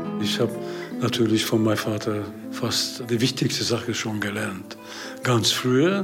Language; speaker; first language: German; non-native, learner; Hungarian